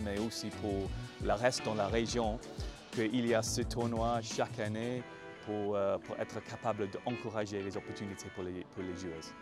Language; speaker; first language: French; non-native, fluent; English